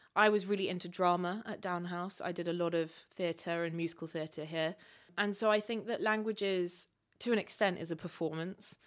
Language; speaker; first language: English; native; English